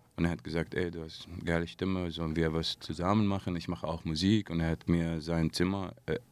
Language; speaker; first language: German; non-native, learner; Arabic